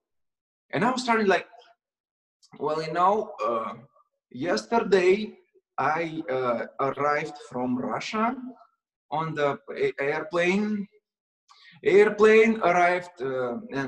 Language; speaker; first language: English; non-native, fluent; Russian